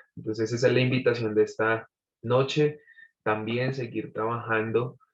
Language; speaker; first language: Spanish; native; Spanish